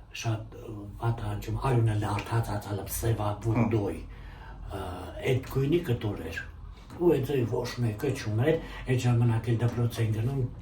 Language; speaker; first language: Armenian; native; Armenian